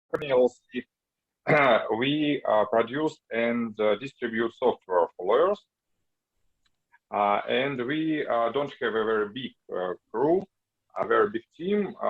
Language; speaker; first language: English; non-native, learner; Russian